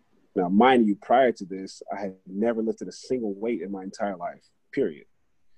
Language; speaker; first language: English; native; English